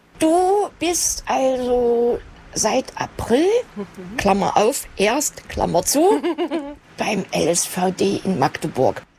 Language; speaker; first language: German; native; German